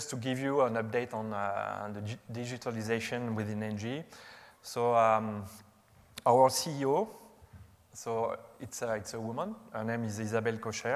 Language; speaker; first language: English; non-native, fluent; French